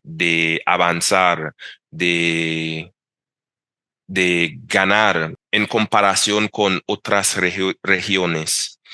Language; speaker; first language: Spanish; non-native, fluent; English